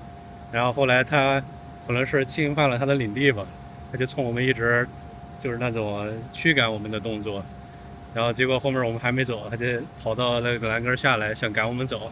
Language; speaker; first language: Chinese; native; Chinese